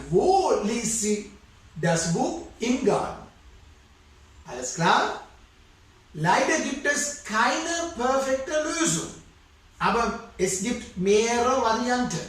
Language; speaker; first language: German; non-native, fluent; Sinhala